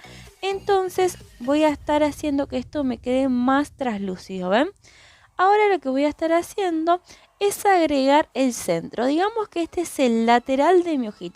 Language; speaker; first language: Spanish; native; Spanish